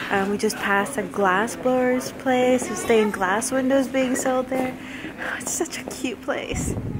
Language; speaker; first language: English; native; English